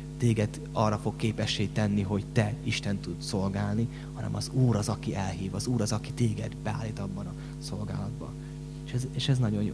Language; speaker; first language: Hungarian; native; Hungarian